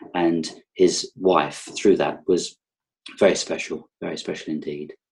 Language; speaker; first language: English; native; English